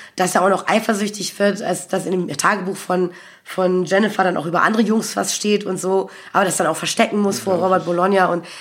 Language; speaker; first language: German; native; German